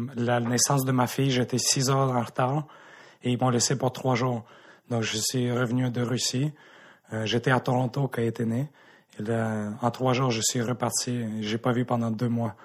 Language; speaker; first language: French; early bilingual, other home language; Russian